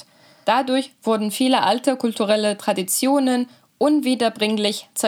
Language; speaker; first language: German; native; German